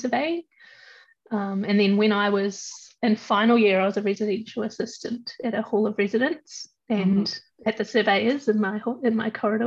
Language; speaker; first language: English; native; English